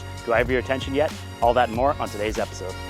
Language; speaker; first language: English; native; English